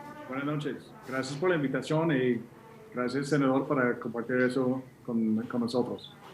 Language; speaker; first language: Spanish; non-native, fluent; English